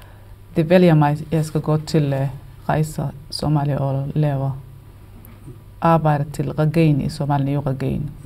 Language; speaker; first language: Danish; non-native, learner; Somali